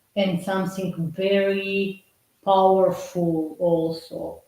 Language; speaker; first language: English; non-native, learner; Russian